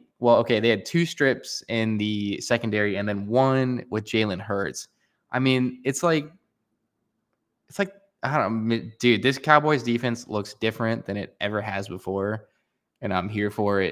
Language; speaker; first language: English; native; English